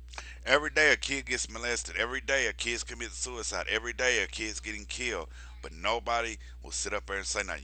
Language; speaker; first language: English; native; English